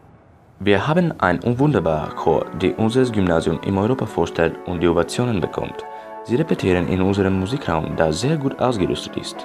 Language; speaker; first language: German; non-native, learner; Bulgarian